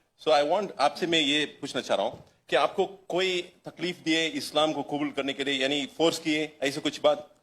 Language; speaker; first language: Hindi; non-native, local second language; Tamil